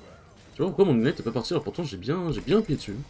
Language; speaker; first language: French; native; French